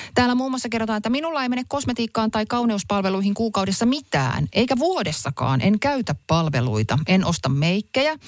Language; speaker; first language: Finnish; native; Finnish